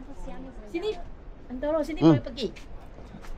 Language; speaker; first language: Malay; non-native, local second language; Chinese